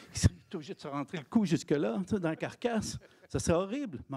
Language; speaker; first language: French; native; French